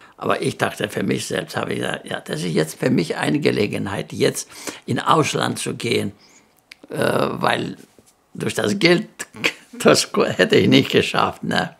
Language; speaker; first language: German; non-native, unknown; Greek